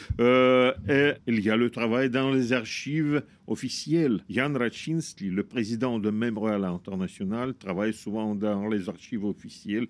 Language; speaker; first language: French; non-native, fluent; Russian